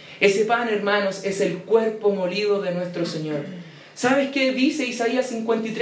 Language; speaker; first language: Spanish; native; Spanish